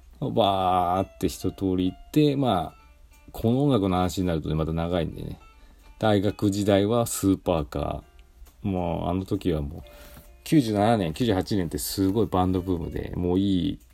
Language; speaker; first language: Japanese; native; Japanese